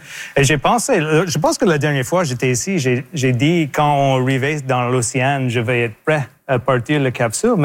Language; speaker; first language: French; native; French